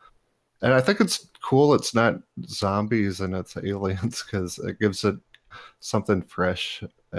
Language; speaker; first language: English; native; English